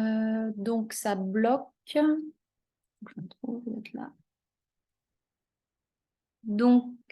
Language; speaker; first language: French; native; French